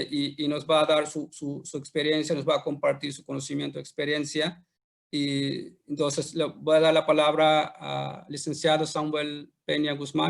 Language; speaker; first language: Spanish; non-native, fluent; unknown